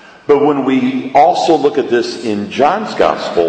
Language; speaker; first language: English; native; English